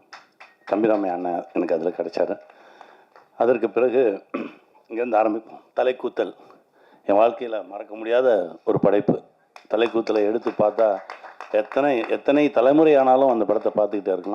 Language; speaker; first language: Tamil; native; Tamil